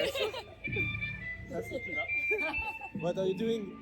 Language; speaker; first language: English; non-native, learner; French